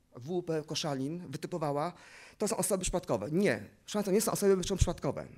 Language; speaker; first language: Polish; native; Polish